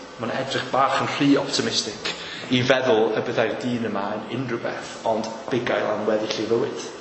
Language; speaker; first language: Welsh; native; Welsh